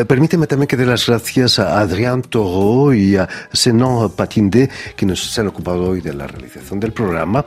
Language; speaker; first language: Spanish; native; Spanish